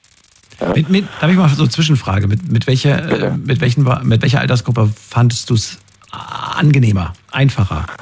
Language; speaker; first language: German; native; German